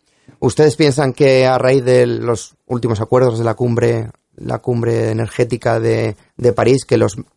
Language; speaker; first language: Spanish; native; Spanish